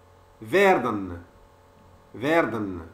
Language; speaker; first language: German; non-native, fluent; French